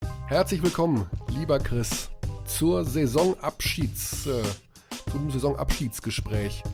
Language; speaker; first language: German; native; German